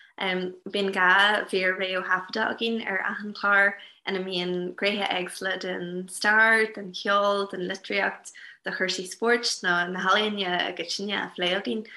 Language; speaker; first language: Irish; non-native, local second language; English